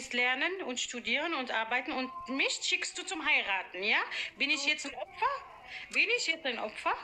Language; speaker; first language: German; non-native, fluent; Arabic